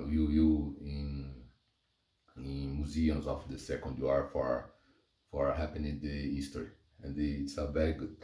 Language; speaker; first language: English; non-native, learner; Portuguese